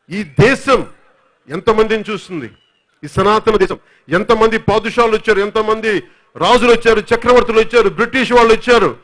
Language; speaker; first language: Telugu; native; Telugu